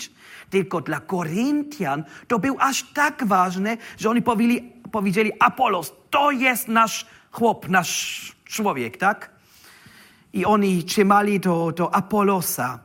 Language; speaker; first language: Polish; non-native, learner; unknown